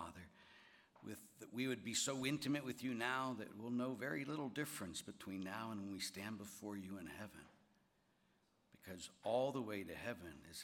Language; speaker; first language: English; native; English